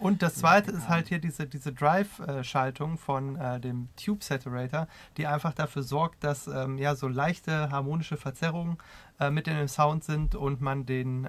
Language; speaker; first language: German; native; German